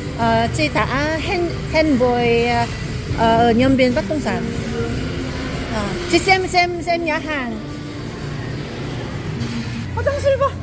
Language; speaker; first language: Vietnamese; non-native, learner; Korean